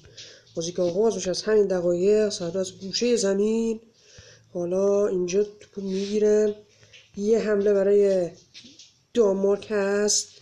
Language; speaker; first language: Persian; native; Persian